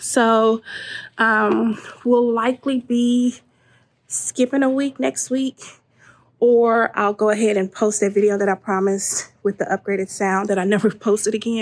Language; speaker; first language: English; native; English